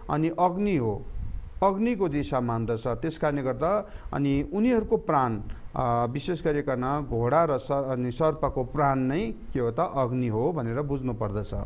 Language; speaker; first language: Nepali; non-native, local second language; Eastern Tamang